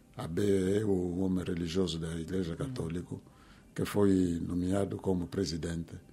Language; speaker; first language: Portuguese; non-native, fluent; Kongo